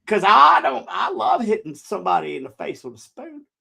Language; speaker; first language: English; native; English